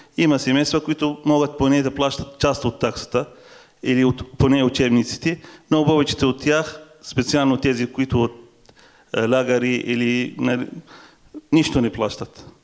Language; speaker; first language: Bulgarian; non-native, fluent; Arabic